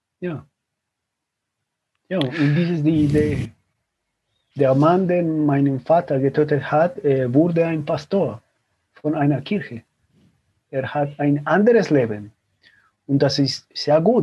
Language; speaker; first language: German; non-native, fluent; Spanish